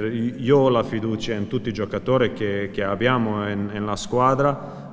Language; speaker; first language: Italian; non-native, fluent; Croatian